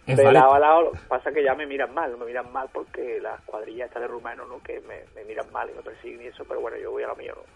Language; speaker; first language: Spanish; non-native, fluent; German